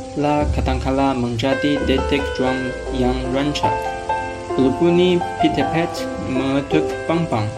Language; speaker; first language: Malay; non-native, learner; Chinese